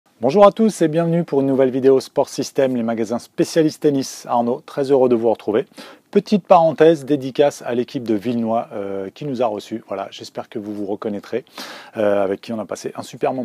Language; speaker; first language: French; native; French